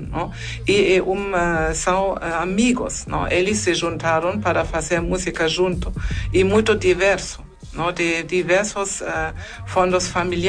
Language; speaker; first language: Portuguese; non-native, fluent; German